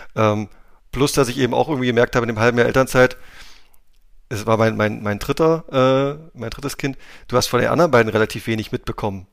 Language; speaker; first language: German; native; German